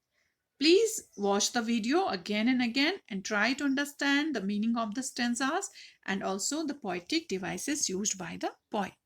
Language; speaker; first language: English; non-native, local second language; Hindi